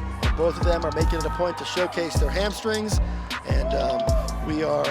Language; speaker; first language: English; native; English